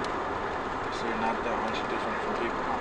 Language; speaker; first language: English; native; English